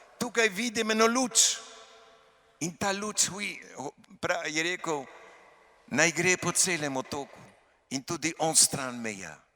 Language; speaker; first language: Slovenian; early bilingual, heritage; Slovenian